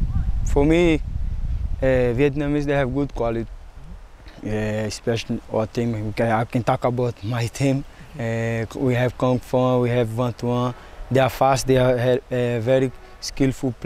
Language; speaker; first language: English; non-native, fluent; Portuguese